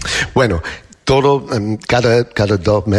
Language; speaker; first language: Spanish; non-native, learner; English